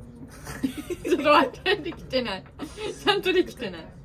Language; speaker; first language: Japanese; non-native, fluent; Italian